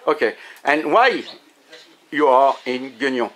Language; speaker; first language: English; non-native, learner; French